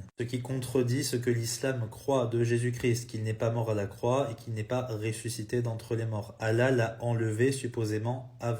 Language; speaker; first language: French; native; French